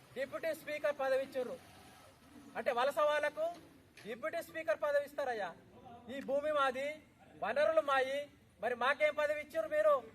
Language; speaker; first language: Telugu; non-native, local second language; Gondi